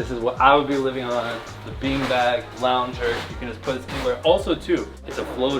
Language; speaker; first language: English; native; English